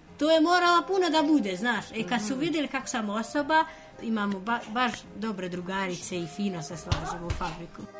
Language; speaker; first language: Serbian; non-native, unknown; Albanian